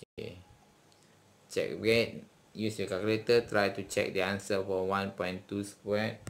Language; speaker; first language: English; non-native, local second language; Malay